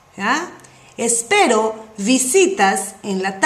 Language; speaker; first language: Spanish; non-native, fluent; English